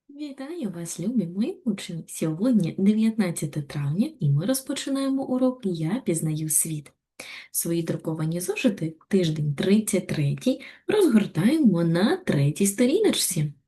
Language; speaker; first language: Ukrainian; native; Ukrainian